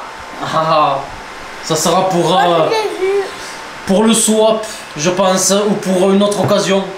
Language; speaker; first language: French; native; French